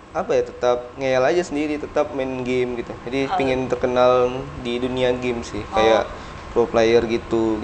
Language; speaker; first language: Indonesian; non-native, local second language; Minangkabau